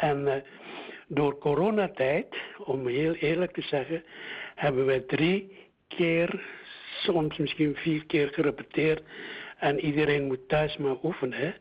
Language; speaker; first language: Dutch; early bilingual, other home language; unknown